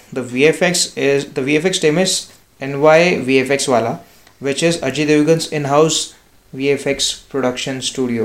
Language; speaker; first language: English; non-native, local second language; Marathi